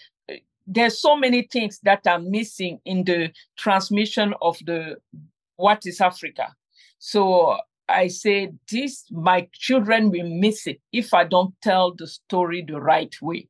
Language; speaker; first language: English; non-native, local second language; French